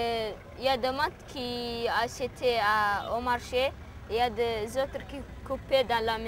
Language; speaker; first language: French; non-native, learner; Arabic